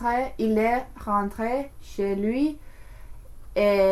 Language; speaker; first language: French; non-native, learner; English